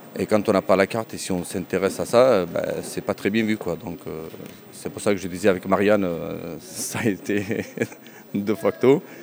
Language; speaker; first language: French; early bilingual, other home language; Kurdish